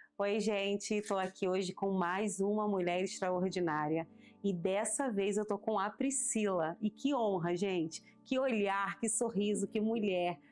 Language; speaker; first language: Portuguese; native; Portuguese